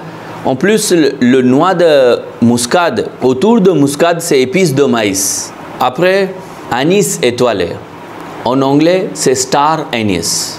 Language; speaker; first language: French; non-native, fluent; Hindi